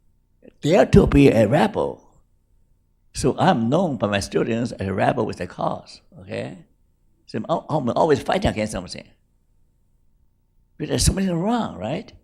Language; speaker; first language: English; non-native, fluent; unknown